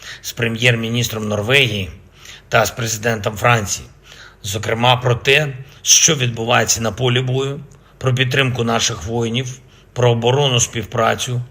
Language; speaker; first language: Ukrainian; non-native, local second language; Russian